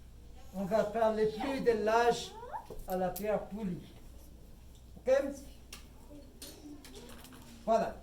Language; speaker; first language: French; non-native, fluent; English